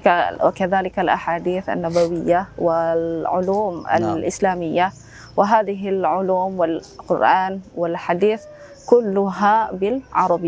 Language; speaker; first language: Arabic; non-native, fluent; Indonesian